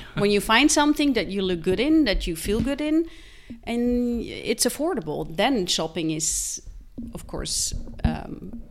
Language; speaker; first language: English; non-native, fluent; Dutch